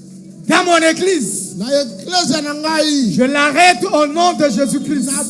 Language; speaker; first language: French; non-native, local second language; Lingala